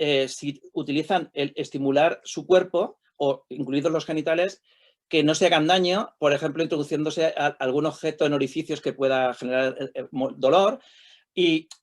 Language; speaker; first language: Spanish; native; Spanish